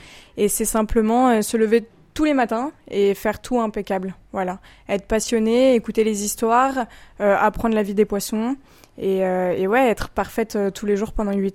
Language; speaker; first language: French; native; French